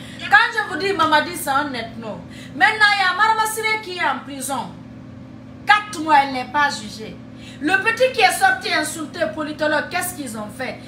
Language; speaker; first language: French; non-native, local second language; Fula